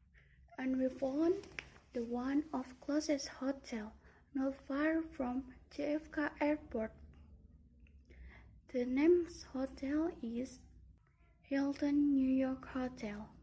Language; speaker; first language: English; non-native, learner; Indonesian